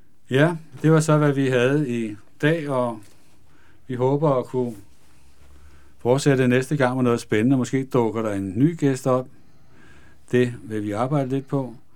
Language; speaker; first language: Danish; native; Danish